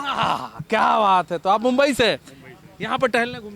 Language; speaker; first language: Hindi; native; Hindi